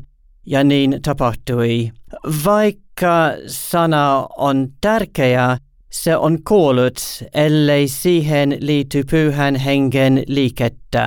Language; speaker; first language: Finnish; non-native, learner; English